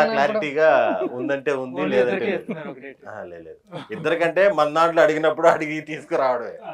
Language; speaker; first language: Telugu; native; Telugu